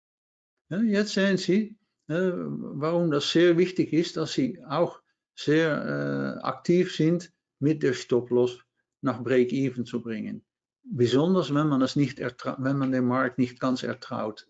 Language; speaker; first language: German; non-native, learner; Dutch